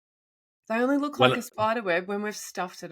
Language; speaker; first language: English; native; English